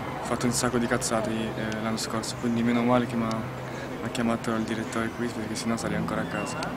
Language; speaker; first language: Italian; non-native, fluent; French